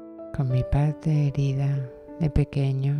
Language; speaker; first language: Spanish; native; Spanish